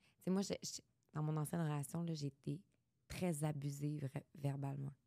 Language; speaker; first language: French; native; French